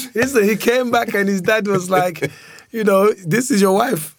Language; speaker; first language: English; early bilingual, other home language; Lingala